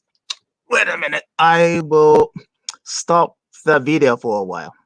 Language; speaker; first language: English; non-native, fluent; Japanese